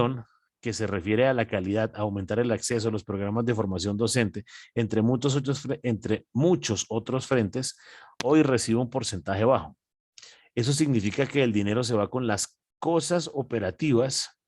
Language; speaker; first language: Spanish; native; Spanish